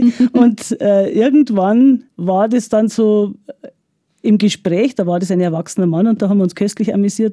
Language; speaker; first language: German; native; German